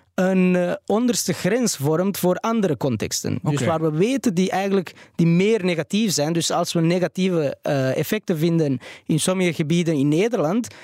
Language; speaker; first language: Dutch; early bilingual, other home language; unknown